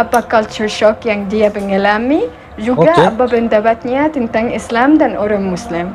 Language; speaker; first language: Indonesian; non-native, fluent; Arabic